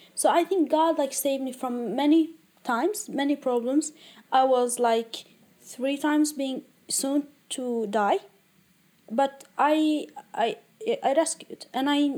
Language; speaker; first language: English; non-native, fluent; Arabic